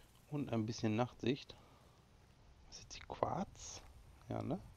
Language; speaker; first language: German; native; German